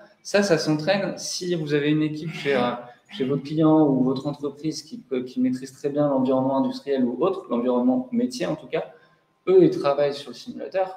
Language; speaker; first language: French; native; French